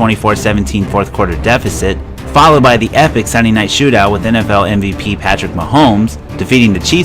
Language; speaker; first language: English; native; English